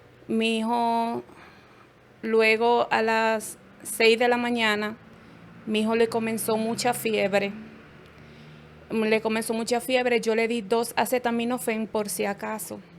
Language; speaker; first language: Spanish; native; Spanish